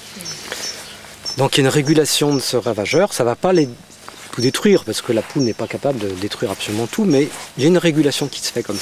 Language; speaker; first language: French; native; French